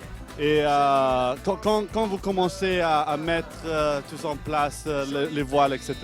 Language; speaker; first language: French; non-native, learner; English